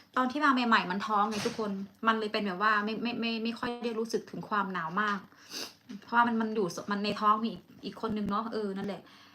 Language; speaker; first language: Thai; native; Thai